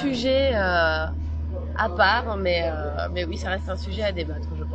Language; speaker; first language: French; native; French